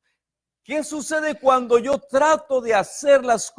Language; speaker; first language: Spanish; native; Spanish